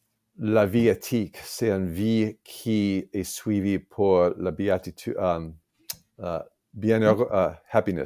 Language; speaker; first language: French; non-native, fluent; English